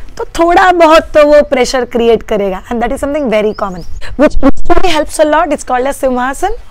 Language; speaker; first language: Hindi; non-native, local second language; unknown